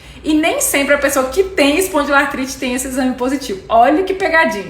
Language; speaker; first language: Portuguese; native; Portuguese